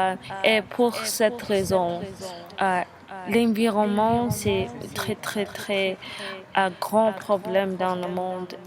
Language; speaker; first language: French; non-native, learner; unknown